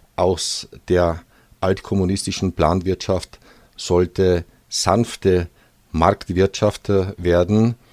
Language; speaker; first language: German; non-native, fluent; Czech